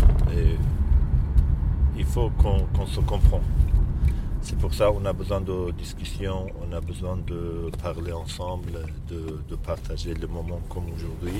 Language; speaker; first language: French; non-native, fluent; Kurdish